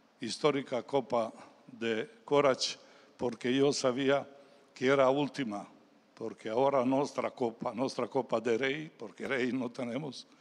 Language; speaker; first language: Spanish; non-native, learner; Serbian